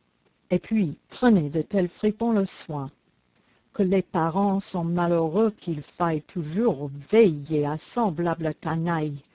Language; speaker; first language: French; native; French